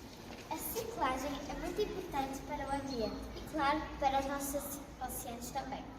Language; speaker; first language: Portuguese; early bilingual, heritage; Portuguese